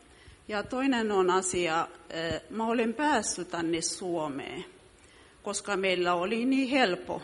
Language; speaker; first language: Finnish; non-native, fluent; Amharic